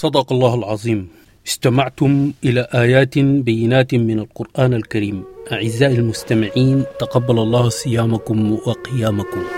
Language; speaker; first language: Arabic; native; Arabic